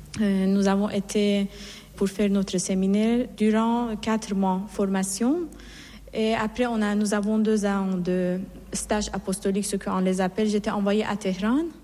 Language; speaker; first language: French; non-native, fluent; Persian